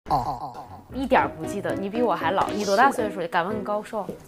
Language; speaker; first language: Chinese; native; Chinese